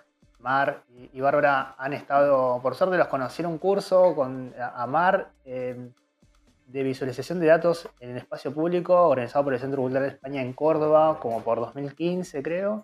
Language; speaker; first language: Spanish; native; Spanish